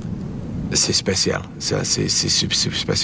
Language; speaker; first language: French; non-native, fluent; English